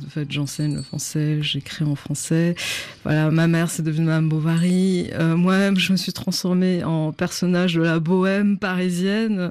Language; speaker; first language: French; native; French